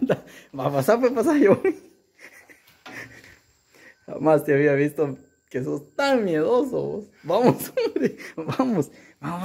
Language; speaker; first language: Spanish; native; Spanish